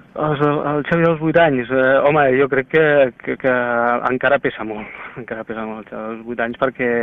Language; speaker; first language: Catalan; native; Catalan